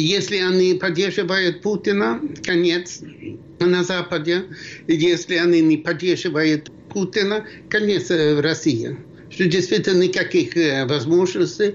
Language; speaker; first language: Russian; non-native, fluent; Swedish